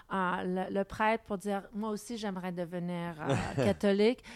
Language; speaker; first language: French; non-native, local second language; English